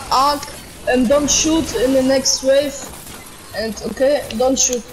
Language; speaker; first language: English; non-native, learner; German